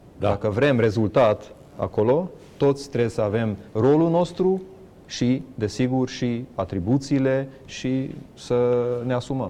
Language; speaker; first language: Romanian; non-native, local second language; Hungarian